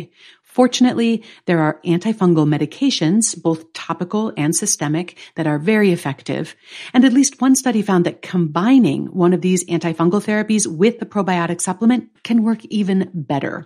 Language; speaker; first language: English; native; English